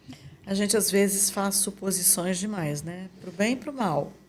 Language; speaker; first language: Portuguese; native; Portuguese